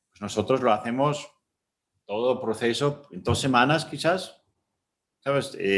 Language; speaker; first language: Spanish; non-native, fluent; German